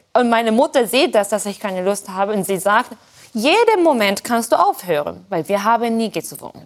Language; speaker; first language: German; non-native, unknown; Japanese